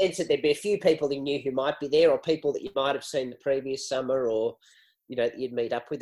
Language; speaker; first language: English; native; English